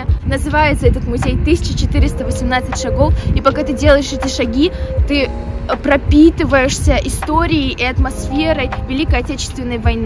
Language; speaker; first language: Russian; native; Russian